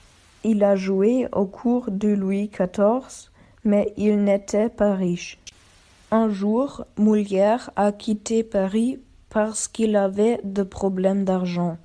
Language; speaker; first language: French; non-native, learner; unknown